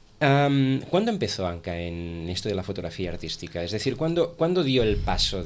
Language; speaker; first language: Spanish; non-native, local second language; Catalan